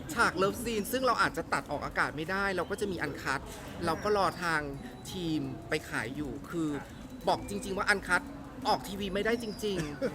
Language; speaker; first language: Thai; native; Thai